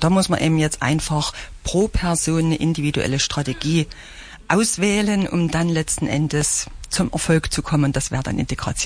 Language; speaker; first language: German; native; German